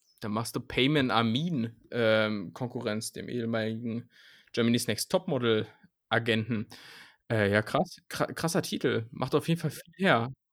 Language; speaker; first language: German; native; German